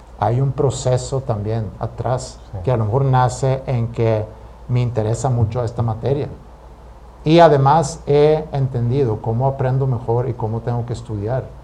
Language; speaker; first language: Spanish; non-native, fluent; Swedish